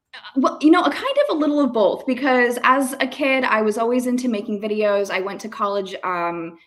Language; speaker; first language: English; native; English